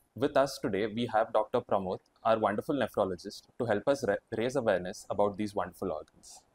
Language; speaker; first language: English; non-native, local second language; Kannada